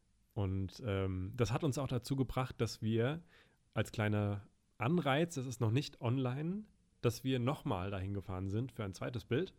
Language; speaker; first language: German; native; German